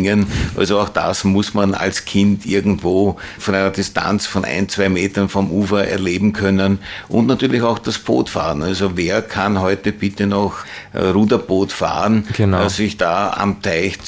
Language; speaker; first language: German; native; German